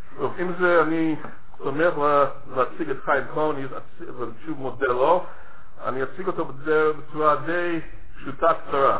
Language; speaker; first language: Hebrew; non-native, fluent; English